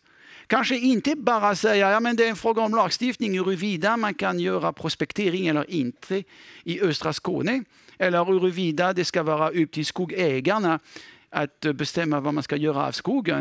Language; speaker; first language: Swedish; non-native, fluent; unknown